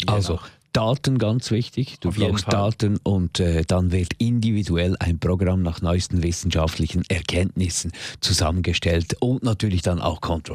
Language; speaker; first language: German; native; German